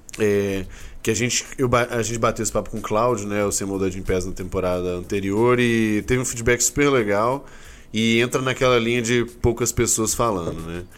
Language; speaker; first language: Portuguese; native; Portuguese